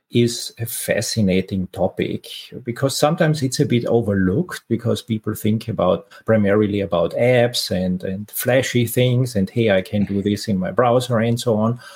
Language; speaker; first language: English; non-native, fluent; German